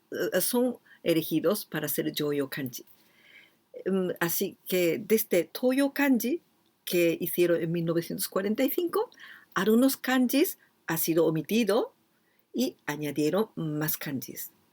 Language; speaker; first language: Spanish; non-native, fluent; Japanese